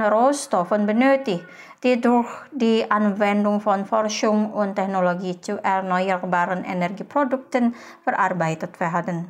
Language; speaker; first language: German; non-native, fluent; Indonesian